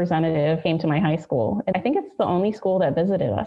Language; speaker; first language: English; native; English